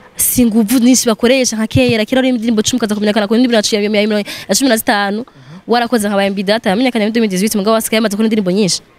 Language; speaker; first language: Rundi; non-native, local second language; Swahili